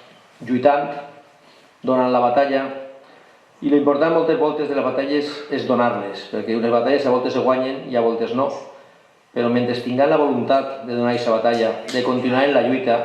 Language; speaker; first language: Catalan; native; Catalan